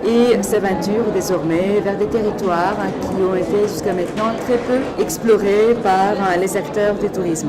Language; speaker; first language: French; native; French